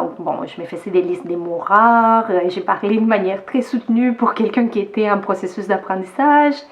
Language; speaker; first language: French; non-native, fluent; Spanish